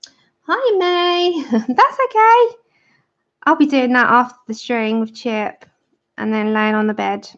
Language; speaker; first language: English; native; English